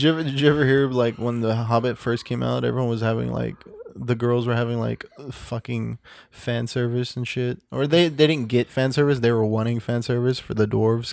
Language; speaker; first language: English; native; English